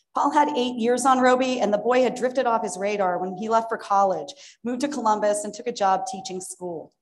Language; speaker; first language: English; native; English